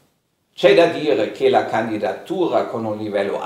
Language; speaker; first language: Italian; non-native, fluent; German